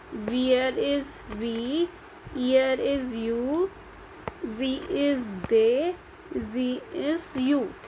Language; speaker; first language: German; non-native, fluent; Hindi